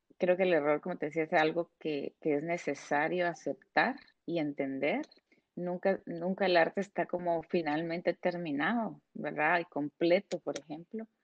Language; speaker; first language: Spanish; native; Spanish